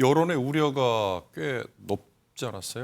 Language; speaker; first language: Korean; native; Korean